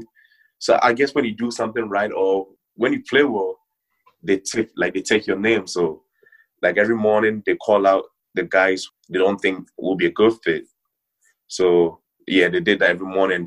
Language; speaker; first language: English; non-native, local second language; Ewe